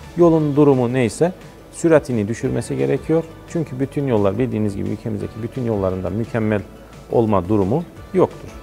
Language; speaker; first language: Turkish; native; Turkish